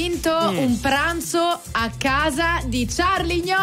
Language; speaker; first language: Italian; native; Italian